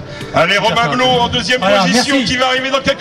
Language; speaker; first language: French; native; French